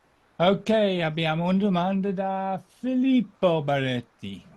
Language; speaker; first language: Italian; non-native, fluent; English